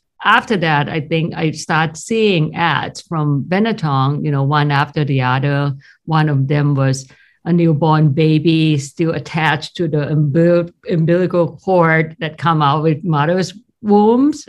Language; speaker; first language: English; non-native, fluent; Thai